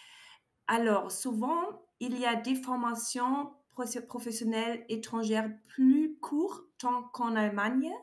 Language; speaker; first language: French; non-native, learner; German